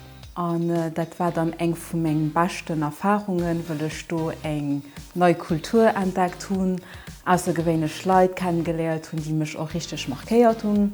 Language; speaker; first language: German; non-native, local second language; Luxembourgish